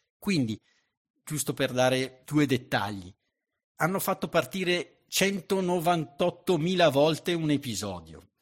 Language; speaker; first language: Italian; native; Italian